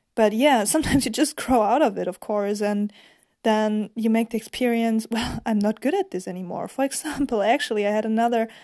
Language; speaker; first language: English; non-native, fluent; German